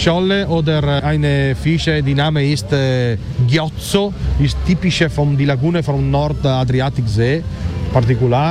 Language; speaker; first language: German; non-native, learner; Italian